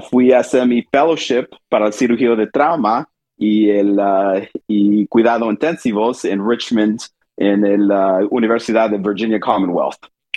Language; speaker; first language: Spanish; early bilingual, heritage; Spanish